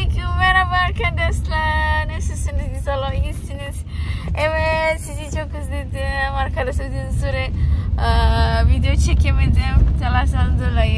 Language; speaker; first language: Turkish; non-native, learner; Indonesian